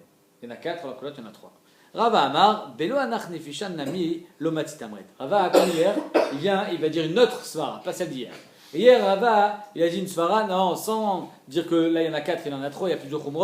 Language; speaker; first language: French; native; French